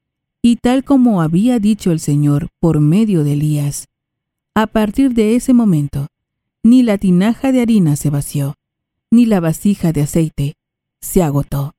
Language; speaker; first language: Spanish; native; Spanish